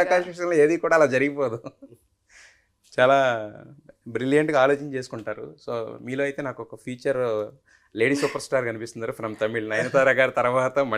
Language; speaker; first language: Telugu; native; Telugu